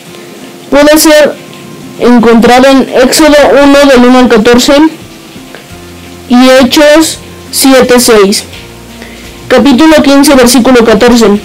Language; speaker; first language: Spanish; native; Spanish